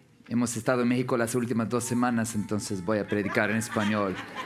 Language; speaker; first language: Spanish; non-native, local second language; English